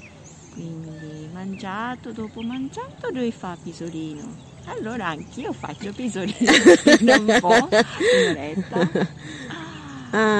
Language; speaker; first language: Italian; non-native, learner; Japanese